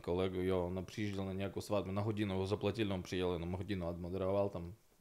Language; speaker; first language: Czech; non-native, fluent; Russian